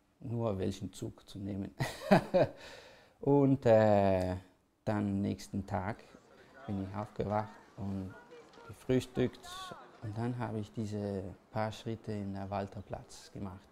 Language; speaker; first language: German; non-native, fluent; Danish